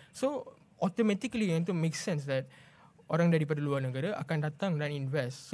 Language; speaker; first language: Malay; non-native, local second language; Tamil